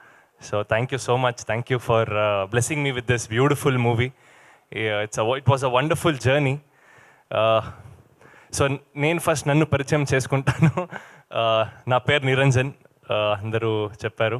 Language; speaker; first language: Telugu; non-native, local second language; Kannada